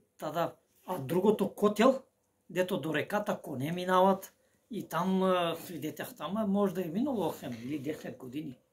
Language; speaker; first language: Bulgarian; non-native, local second language; Turkish